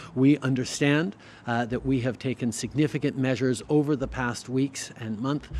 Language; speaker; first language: English; early bilingual, other home language; French